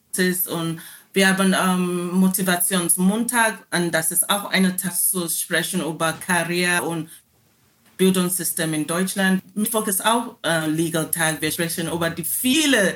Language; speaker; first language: German; non-native, learner; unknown